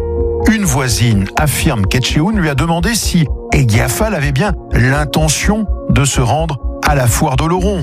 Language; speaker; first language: French; native; French